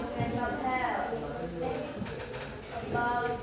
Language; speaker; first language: English; non-native, learner; Indonesian